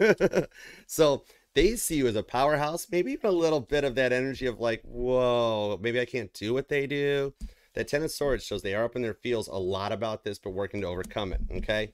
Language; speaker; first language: English; native; English